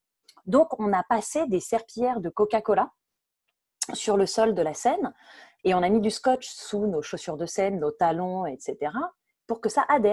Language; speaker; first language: French; native; French